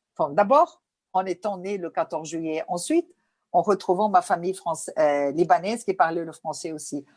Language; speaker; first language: French; non-native, fluent; Portuguese